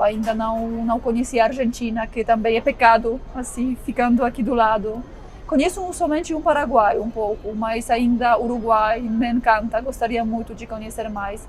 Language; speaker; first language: Portuguese; non-native, fluent; Polish